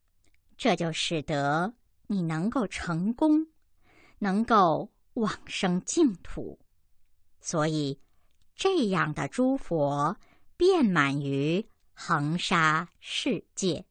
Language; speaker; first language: Chinese; native; Chinese